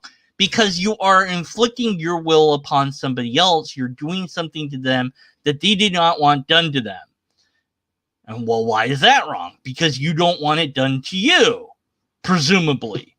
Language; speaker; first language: English; native; English